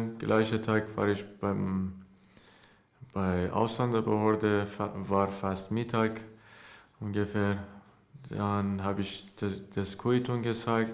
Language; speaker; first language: German; non-native, learner; Persian